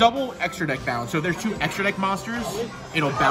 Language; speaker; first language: English; native; English